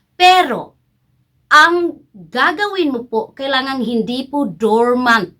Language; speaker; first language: Filipino; non-native, local second language; Cebuano